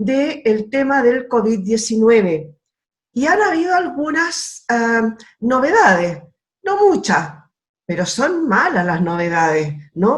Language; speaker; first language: Spanish; native; Spanish